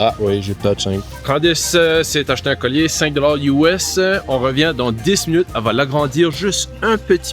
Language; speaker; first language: French; native; French